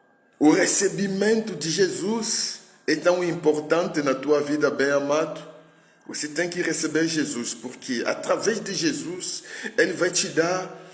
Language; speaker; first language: Portuguese; non-native, fluent; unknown